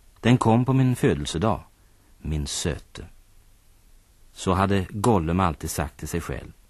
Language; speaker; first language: Swedish; native; Swedish